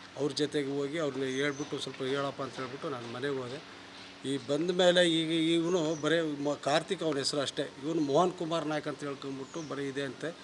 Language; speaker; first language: Kannada; non-native, local second language; Lambadi